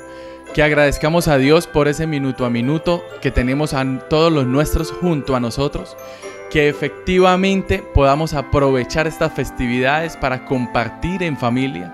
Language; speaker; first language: Spanish; native; Spanish